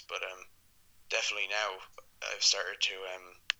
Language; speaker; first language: English; native; English